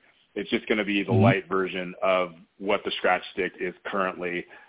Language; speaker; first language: English; native; English